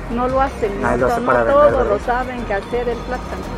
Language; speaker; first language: Spanish; native; Spanish